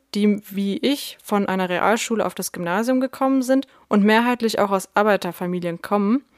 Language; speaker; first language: German; early bilingual, other home language; Russian